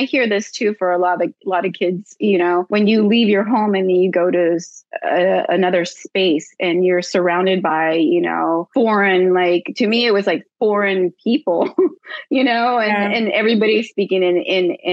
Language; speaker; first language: English; early bilingual, other home language; Spanish